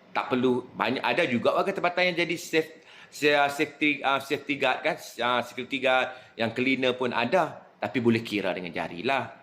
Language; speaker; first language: Malay; native; Malay